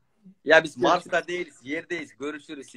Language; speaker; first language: Turkish; non-native, learner; Kyrgyz